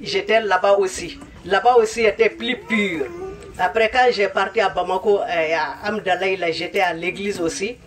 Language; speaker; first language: French; non-native, local second language; Bambara